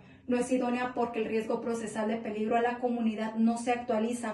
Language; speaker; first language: Spanish; native; Spanish